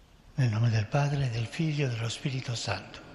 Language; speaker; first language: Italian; non-native, fluent; Spanish